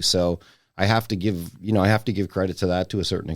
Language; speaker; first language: English; native; English